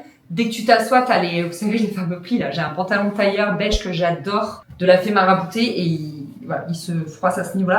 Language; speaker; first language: French; native; French